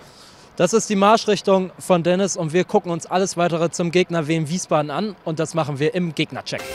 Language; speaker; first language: German; native; German